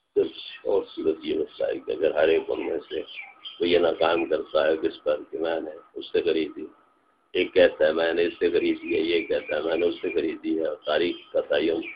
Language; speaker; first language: Urdu; non-native, local second language; Punjabi